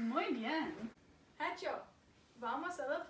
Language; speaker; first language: Spanish; non-native, learner; English